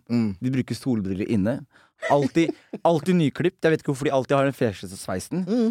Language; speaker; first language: Norwegian; early bilingual, other home language; Somali